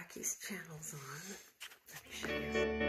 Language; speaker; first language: English; native; English